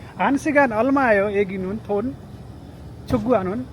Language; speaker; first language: Korean; non-native, learner; Nepali